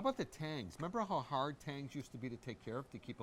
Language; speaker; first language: English; native; English